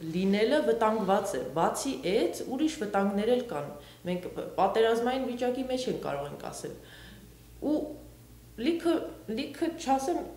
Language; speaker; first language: Armenian; early bilingual, heritage; Armenian